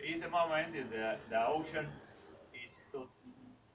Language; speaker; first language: English; non-native, learner; Spanish